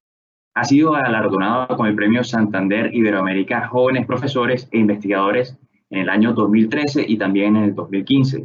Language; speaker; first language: Spanish; native; Spanish